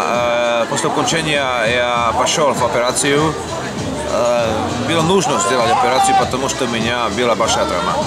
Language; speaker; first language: Russian; non-native, learner; Slovak